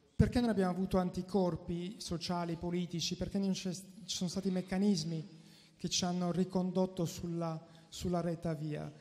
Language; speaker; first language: Italian; native; Italian